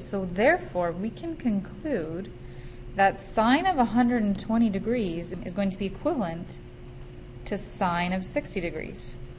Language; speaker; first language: English; native; English